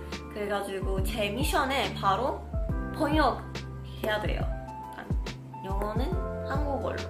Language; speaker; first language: Korean; non-native, fluent; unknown